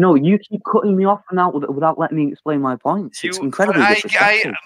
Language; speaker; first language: English; native; English